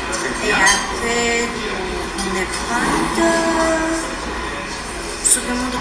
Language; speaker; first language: French; non-native, learner; Chinese